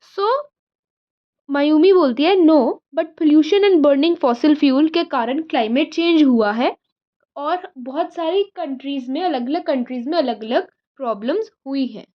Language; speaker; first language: Hindi; native; Hindi